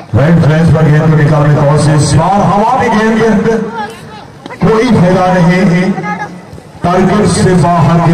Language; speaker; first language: Hindi; native; Hindi